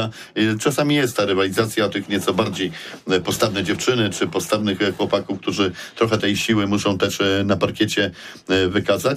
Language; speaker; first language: Polish; native; Polish